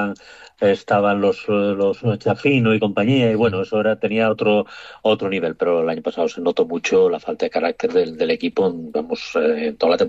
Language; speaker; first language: Spanish; native; Spanish